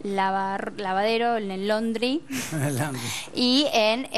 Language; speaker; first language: Spanish; native; Spanish